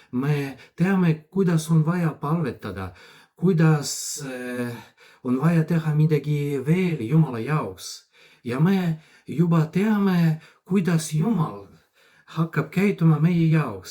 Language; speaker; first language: Estonian; non-native, fluent; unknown